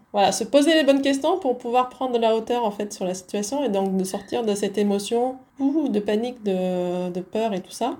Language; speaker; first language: French; early bilingual, other home language; Dutch